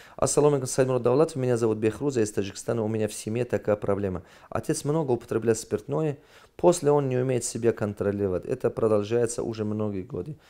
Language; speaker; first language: Russian; non-native, local second language; Tajik